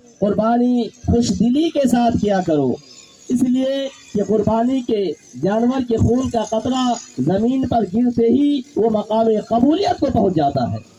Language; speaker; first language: Urdu; native; Urdu